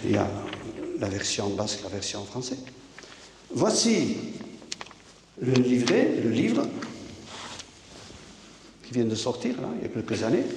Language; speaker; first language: French; native; French